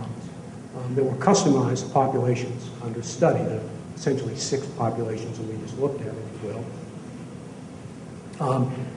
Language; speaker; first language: English; native; English